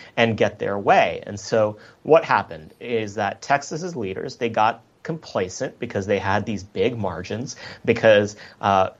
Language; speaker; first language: English; native; English